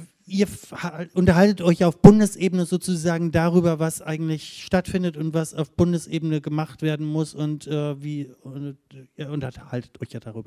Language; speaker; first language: German; native; German